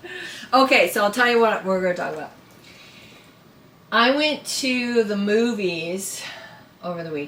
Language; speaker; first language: English; native; English